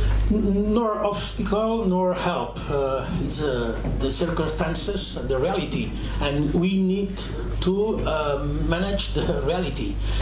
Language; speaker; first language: English; non-native, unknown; Catalan